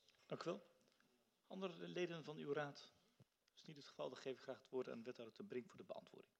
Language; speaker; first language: Dutch; native; Dutch